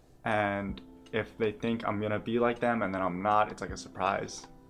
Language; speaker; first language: English; native; English